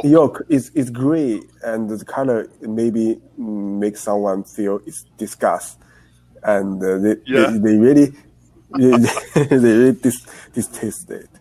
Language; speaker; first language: English; non-native, learner; Chinese